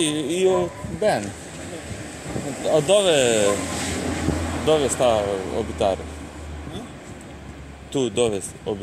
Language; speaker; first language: Italian; non-native, learner; Ukrainian